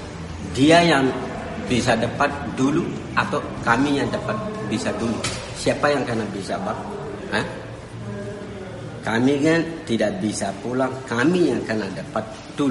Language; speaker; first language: Indonesian; non-native, learner; Rohingya